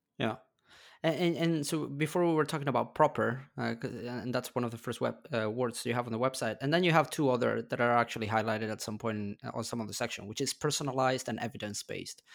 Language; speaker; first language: English; non-native, fluent; Spanish